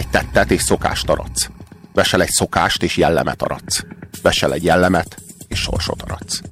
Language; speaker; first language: Hungarian; native; Hungarian